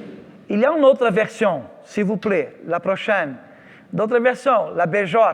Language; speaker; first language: French; non-native, fluent; Portuguese